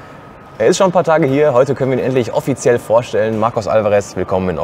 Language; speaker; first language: German; native; German